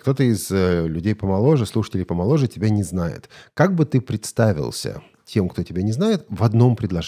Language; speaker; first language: Russian; native; Russian